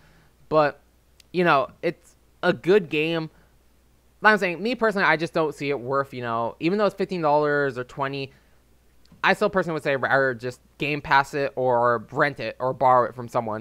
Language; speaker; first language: English; native; English